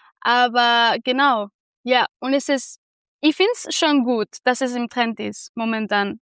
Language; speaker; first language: German; non-native, fluent; Arabic